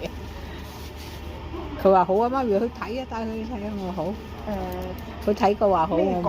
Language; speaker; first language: Cantonese; non-native, fluent; Punjabi